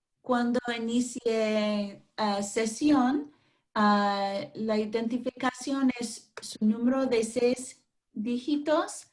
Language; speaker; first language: Spanish; non-native, fluent; English